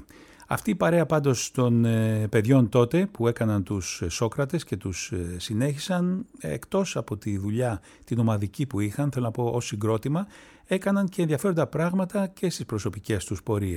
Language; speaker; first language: Greek; native; Greek